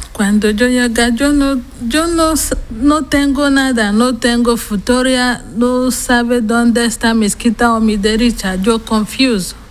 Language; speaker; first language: Spanish; non-native, learner; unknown